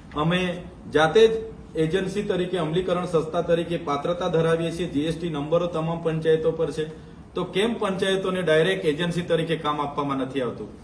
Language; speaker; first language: Gujarati; non-native, local second language; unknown